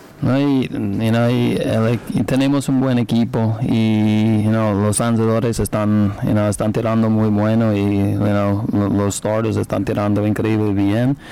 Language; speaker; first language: Spanish; non-native, learner; English